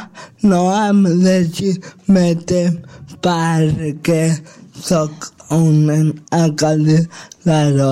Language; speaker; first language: Catalan; non-native, local second language; Spanish